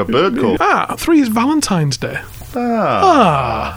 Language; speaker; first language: English; native; English